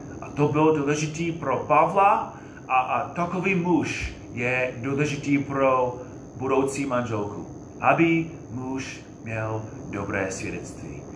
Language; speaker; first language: Czech; non-native, fluent; English